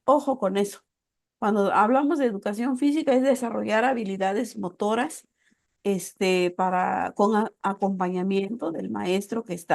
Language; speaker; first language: Spanish; native; Spanish